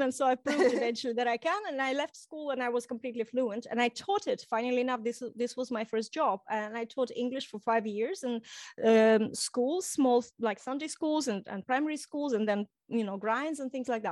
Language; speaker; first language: English; non-native, fluent; Russian